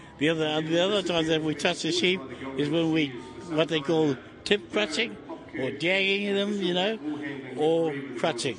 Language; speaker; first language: English; native; English